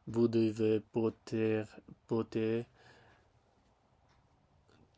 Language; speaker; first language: French; non-native, learner; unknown